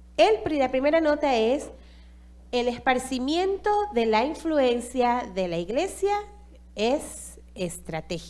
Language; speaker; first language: Spanish; non-native, fluent; English